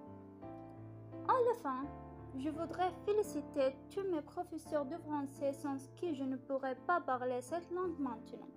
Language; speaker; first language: French; non-native, fluent; Arabic